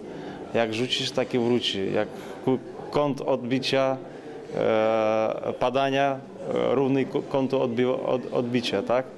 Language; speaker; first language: Polish; non-native, learner; Ukrainian